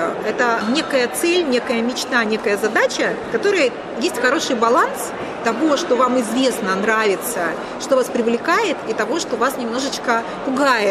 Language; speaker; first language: Russian; native; Russian